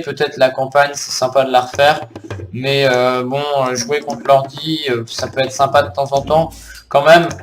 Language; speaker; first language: French; native; French